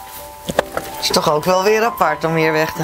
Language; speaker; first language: Dutch; native; Dutch